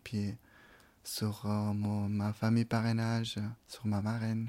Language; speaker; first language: French; non-native, fluent; Persian